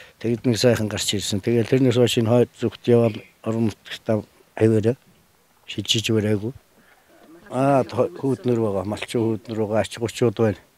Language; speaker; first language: Mongolian; native; Mongolian